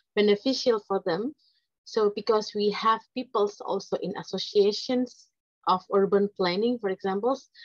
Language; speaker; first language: English; non-native, fluent; Indonesian